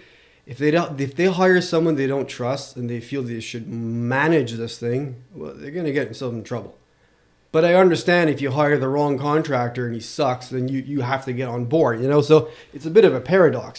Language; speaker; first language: English; non-native, local second language; French